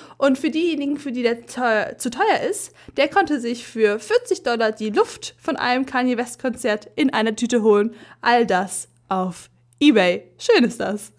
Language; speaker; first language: German; early bilingual, other home language; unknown